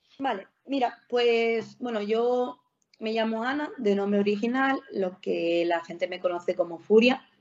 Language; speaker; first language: Spanish; native; Spanish